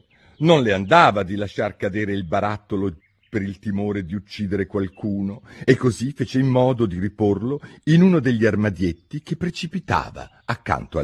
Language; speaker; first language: Italian; native; Italian